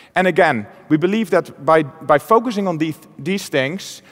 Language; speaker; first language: English; non-native, fluent; Dutch